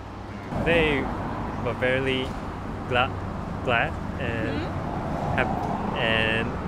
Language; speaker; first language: English; non-native, learner; Japanese